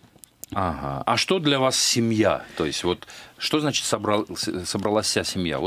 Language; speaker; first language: Russian; native; Russian